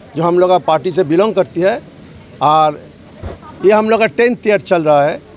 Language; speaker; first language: Hindi; non-native, local second language; Bangla